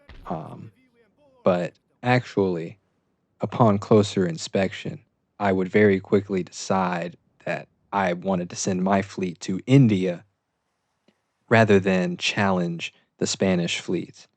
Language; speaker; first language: English; native; English